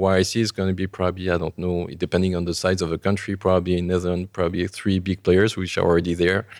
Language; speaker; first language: English; non-native, fluent; French